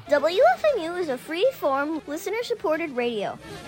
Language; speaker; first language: English; early bilingual, other home language; French